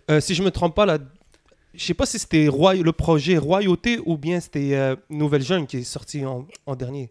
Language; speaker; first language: French; native; French